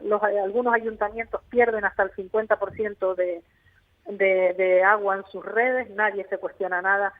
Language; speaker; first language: Spanish; native; Spanish